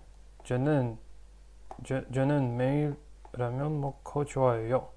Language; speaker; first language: Korean; non-native, learner; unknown